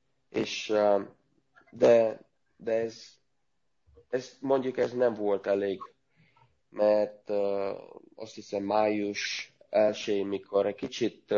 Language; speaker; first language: Hungarian; non-native, learner; Romanian